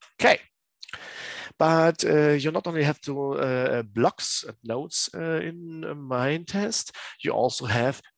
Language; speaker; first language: English; non-native, learner; German